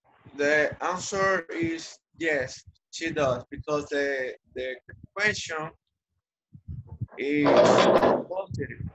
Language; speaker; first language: English; non-native, learner; Spanish